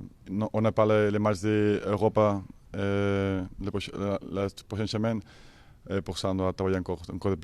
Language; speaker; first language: French; non-native, fluent; Spanish